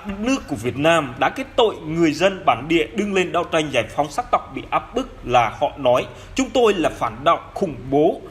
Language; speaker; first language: Vietnamese; non-native, local second language; Jarai